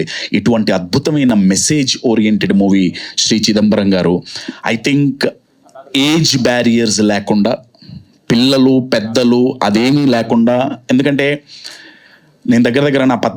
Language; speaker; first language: Telugu; native; Telugu